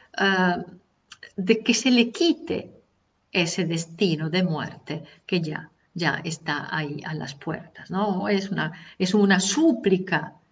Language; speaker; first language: Spanish; non-native, fluent; Italian